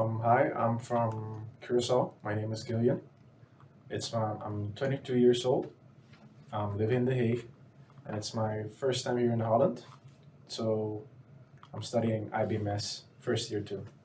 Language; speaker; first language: English; non-native, fluent; Dutch